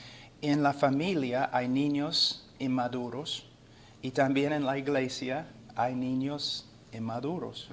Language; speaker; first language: Spanish; non-native, fluent; English